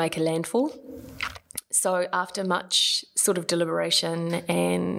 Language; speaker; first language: English; native; English